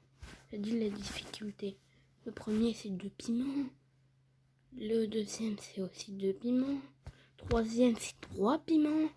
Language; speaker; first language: French; native; French